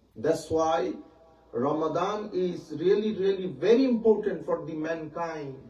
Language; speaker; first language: English; non-native, local second language; Bangla